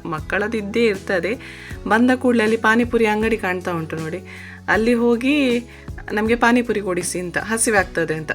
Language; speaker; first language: Kannada; non-native, local second language; Tulu